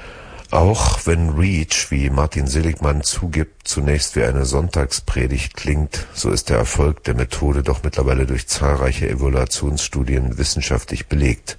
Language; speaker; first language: German; native; German